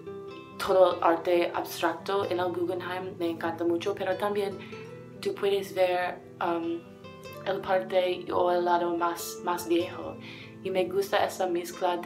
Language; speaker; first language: Spanish; non-native, learner; English